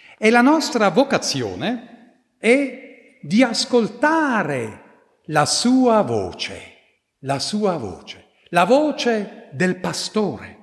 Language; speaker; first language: Italian; non-native, fluent; German